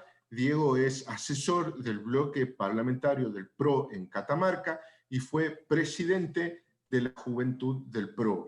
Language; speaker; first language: Spanish; native; Spanish